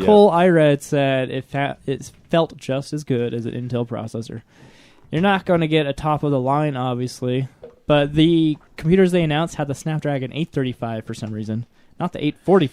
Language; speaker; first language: English; native; English